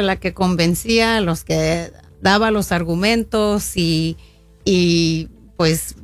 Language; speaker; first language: Spanish; early bilingual, heritage; Spanish